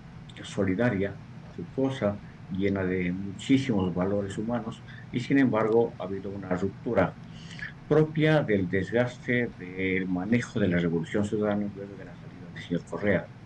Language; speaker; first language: Spanish; native; Spanish